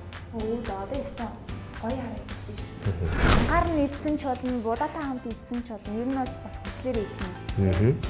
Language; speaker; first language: Mongolian; native; Mongolian